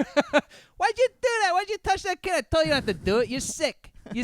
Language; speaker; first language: English; native; English